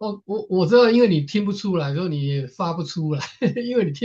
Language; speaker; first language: Chinese; native; Chinese